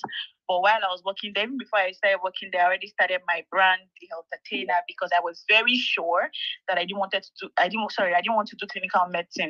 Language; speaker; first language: English; non-native, local second language; Igbo